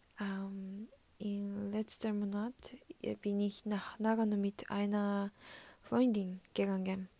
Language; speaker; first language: German; non-native, learner; Japanese